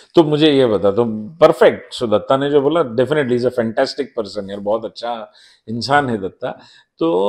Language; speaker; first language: Hindi; non-native, local second language; Marathi